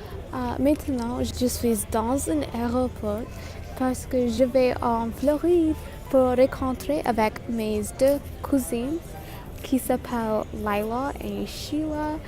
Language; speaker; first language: French; non-native, learner; English